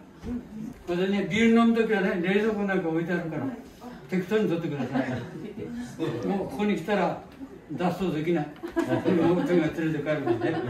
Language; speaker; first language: Japanese; native; Japanese